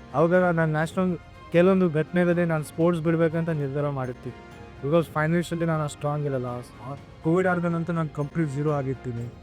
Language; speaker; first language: Kannada; non-native, local second language; Lambadi